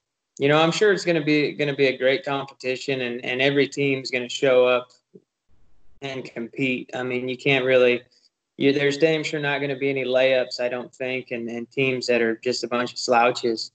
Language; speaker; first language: English; native; English